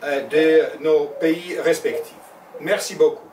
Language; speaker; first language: French; non-native, fluent; Polish